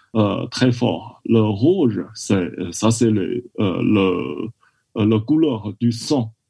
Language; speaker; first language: French; non-native, learner; Chinese